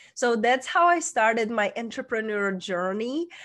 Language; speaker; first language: English; non-native, fluent; Czech